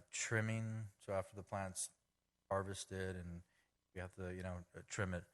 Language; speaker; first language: English; native; English